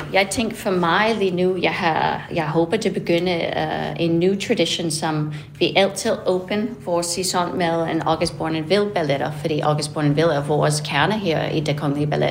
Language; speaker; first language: Danish; non-native, fluent; English